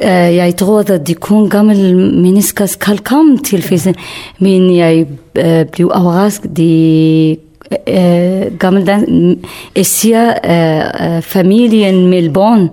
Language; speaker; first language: Danish; non-native, learner; Kurdish